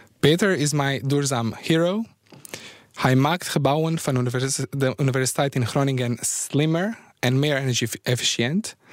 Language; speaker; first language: Dutch; non-native, fluent; Bosnian